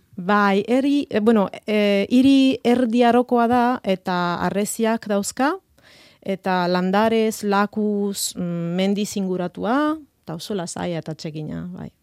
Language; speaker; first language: Basque; non-native, fluent; Italian